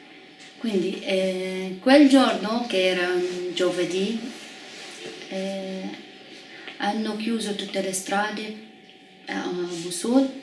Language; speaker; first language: Italian; non-native, fluent; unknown